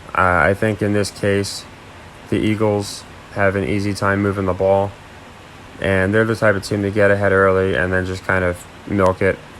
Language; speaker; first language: English; native; English